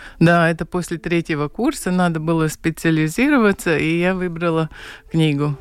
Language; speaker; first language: Russian; non-native, local second language; Latvian